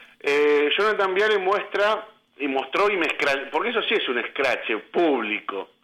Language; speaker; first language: Spanish; native; Spanish